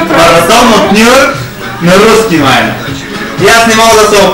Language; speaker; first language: Bulgarian; native; Bulgarian